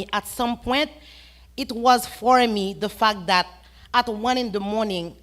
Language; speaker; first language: English; non-native, fluent; Haitian Creole